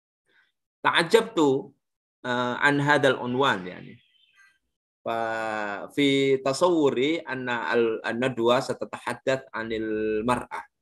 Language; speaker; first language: Arabic; non-native, fluent; Indonesian